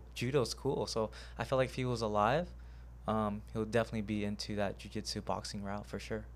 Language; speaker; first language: English; native; English